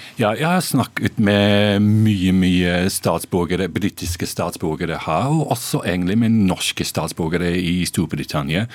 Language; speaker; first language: Norwegian; non-native, fluent; English